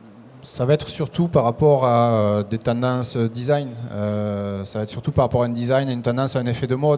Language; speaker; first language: French; native; French